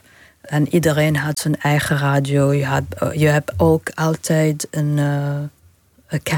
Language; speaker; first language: Dutch; non-native, fluent; Arabic